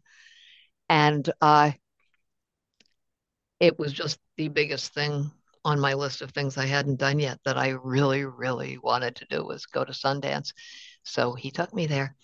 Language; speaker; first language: English; native; English